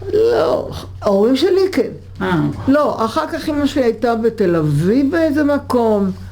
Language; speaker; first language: Hebrew; early bilingual, other home language; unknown